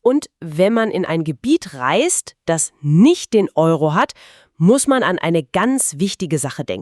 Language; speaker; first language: German; native; German